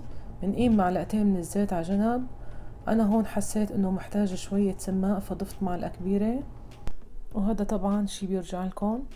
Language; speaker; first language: Arabic; native; Arabic